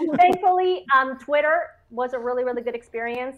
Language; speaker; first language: English; native; English